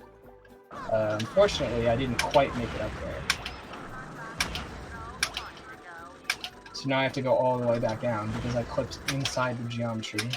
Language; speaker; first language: English; native; English